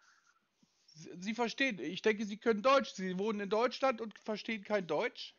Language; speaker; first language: German; native; German